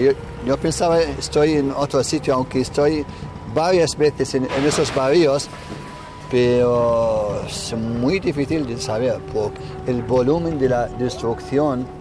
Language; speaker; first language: Spanish; non-native, fluent; Arabic